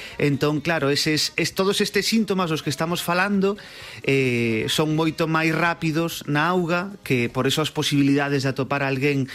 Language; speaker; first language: Galician; native; Galician